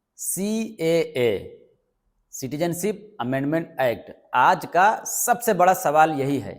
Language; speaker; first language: Hindi; native; Hindi